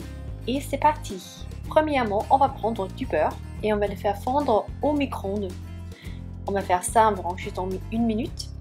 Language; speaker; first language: French; non-native, fluent; Swedish